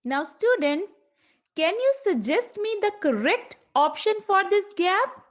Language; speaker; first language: English; non-native, local second language; Punjabi